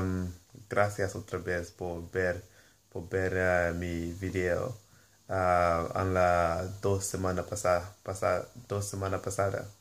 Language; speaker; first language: Spanish; non-native, learner; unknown